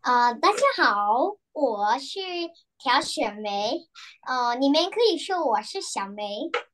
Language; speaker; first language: Chinese; non-native, learner; Vietnamese